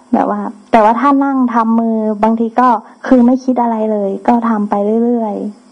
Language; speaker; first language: Thai; native; Thai